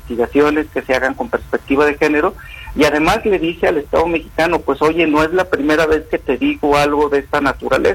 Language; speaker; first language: Spanish; native; Spanish